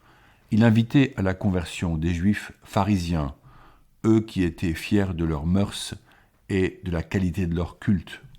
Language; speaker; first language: French; native; French